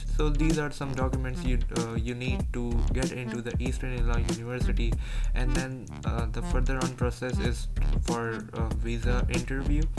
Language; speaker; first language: English; non-native, local second language; Urdu